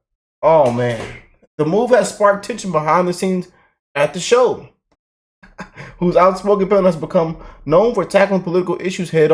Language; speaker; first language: English; native; English